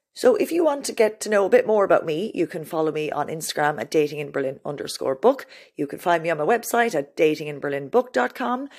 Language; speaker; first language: English; native; English